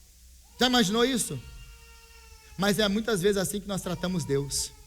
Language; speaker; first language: Portuguese; native; Portuguese